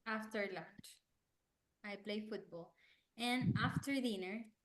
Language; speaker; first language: English; non-native, fluent; Spanish